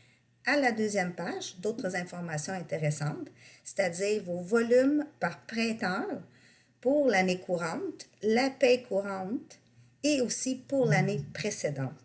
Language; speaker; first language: French; native; French